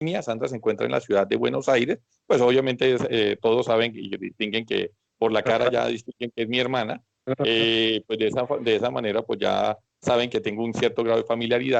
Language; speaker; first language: Spanish; native; Spanish